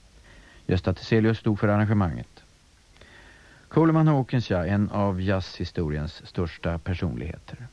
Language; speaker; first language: Swedish; native; Swedish